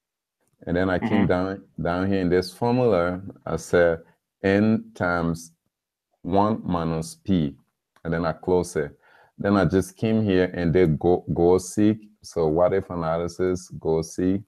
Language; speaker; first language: English; native; English